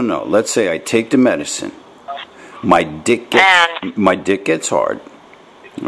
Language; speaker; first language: English; native; English